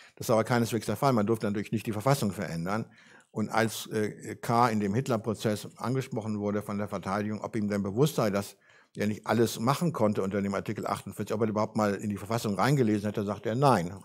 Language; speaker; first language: German; native; German